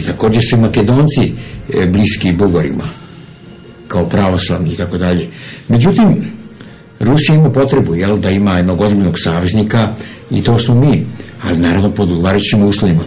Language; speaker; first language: Serbian; native; Serbian